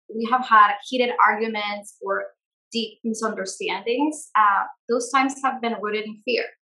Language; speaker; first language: English; non-native, fluent; Spanish